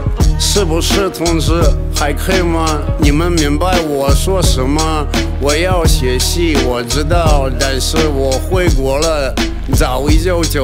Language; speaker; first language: Chinese; non-native, learner; Russian